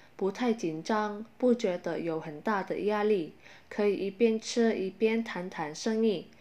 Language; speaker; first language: Chinese; non-native, fluent; Indonesian